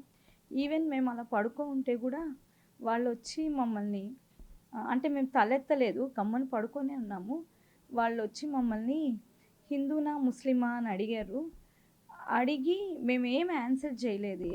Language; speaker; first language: Telugu; native; Telugu